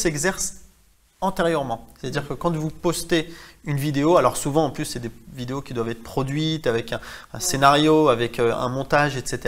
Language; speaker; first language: French; native; French